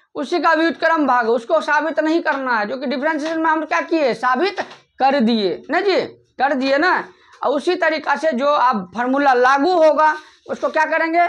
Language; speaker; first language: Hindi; native; Hindi